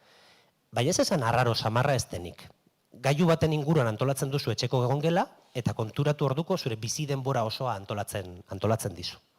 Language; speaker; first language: Basque; native; Basque